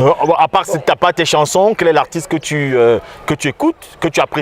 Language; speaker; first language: French; native; French